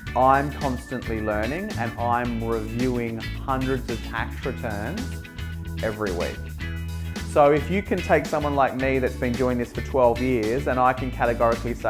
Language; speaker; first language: English; native; English